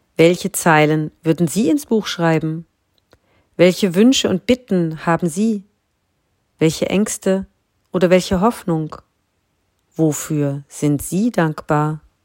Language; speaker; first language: German; native; German